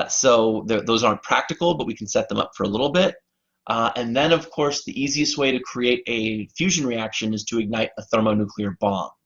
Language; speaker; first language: English; native; English